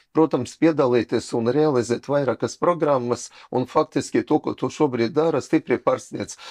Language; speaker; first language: Latvian; non-native, local second language; Russian